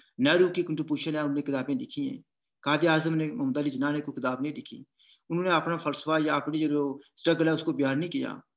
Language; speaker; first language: Urdu; non-native, local second language; Pahari-Potwari